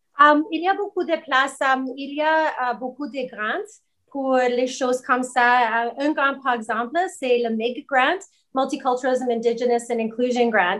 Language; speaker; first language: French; non-native, learner; English